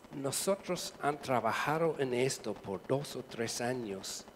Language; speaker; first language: Spanish; non-native, learner; English